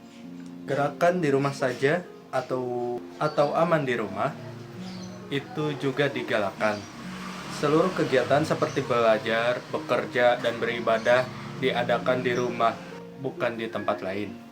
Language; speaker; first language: Indonesian; native; Indonesian